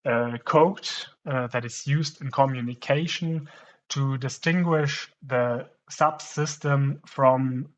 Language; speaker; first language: English; non-native, fluent; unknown